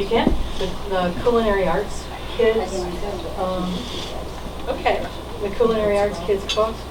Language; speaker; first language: English; native; English